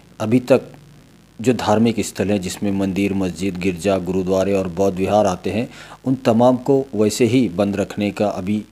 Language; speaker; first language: Hindi; non-native, local second language; Urdu